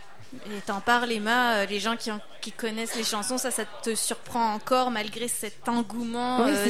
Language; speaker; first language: French; native; French